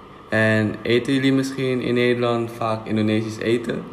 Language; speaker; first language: Dutch; non-native, fluent; Indonesian